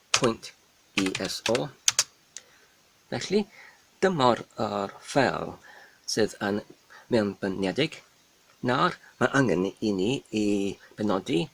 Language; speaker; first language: Welsh; non-native, learner; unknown